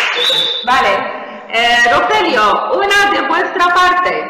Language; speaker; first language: Spanish; non-native, fluent; Arabic